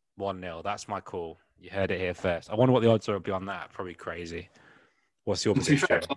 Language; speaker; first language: English; native; English